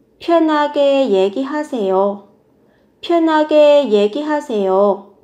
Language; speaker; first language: Korean; non-native, fluent; Vietnamese